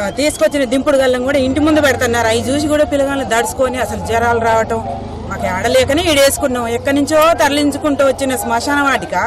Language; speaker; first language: Telugu; native; Telugu